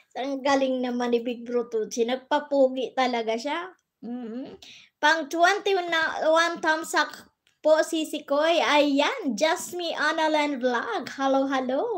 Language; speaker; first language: Filipino; non-native, local second language; Bikol